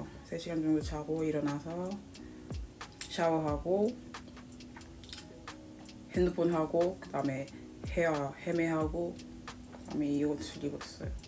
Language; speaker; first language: Korean; non-native, fluent; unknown